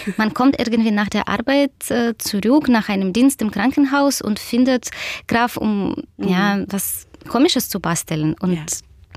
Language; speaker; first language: German; non-native, fluent; Russian